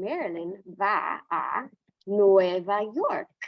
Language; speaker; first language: Spanish; non-native, fluent; English